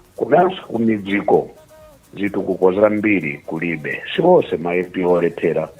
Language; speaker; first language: Nyanja; native; Nyanja